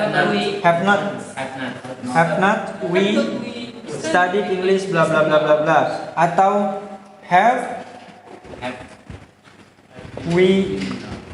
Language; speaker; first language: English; non-native, learner; Indonesian